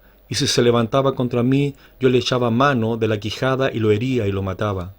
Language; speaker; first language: Spanish; native; Spanish